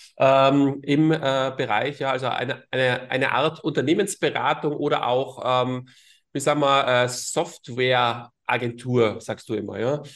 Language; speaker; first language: German; native; German